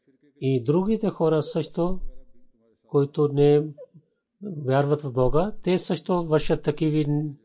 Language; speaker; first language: Bulgarian; non-native, fluent; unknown